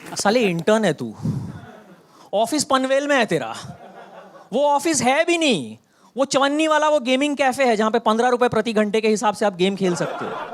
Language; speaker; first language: Hindi; non-native, local second language; Bangla